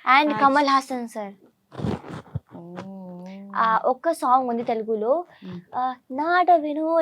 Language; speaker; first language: Telugu; non-native, learner; Hindi